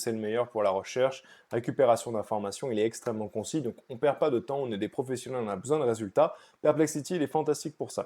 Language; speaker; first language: French; native; French